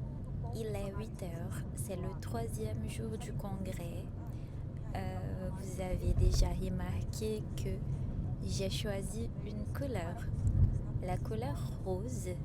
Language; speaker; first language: French; non-native, fluent; Portuguese